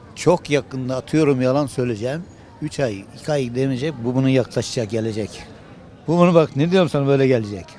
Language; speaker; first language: Turkish; native; Turkish